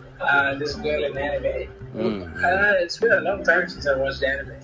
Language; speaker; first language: English; non-native, learner; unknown